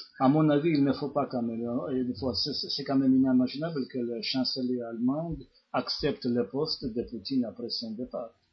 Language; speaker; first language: French; non-native, fluent; Georgian